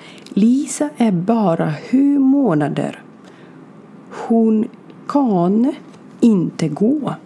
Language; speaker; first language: Swedish; non-native, learner; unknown